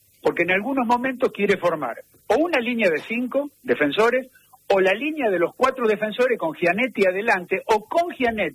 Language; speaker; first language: Spanish; native; Spanish